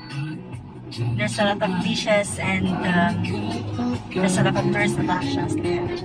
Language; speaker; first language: English; non-native, local second language; Filipino